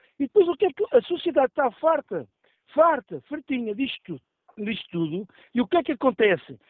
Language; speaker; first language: Portuguese; native; Portuguese